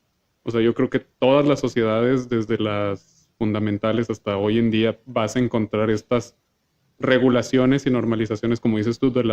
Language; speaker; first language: Spanish; native; Spanish